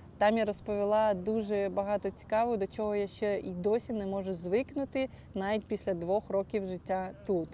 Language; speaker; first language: Ukrainian; non-native, local second language; Russian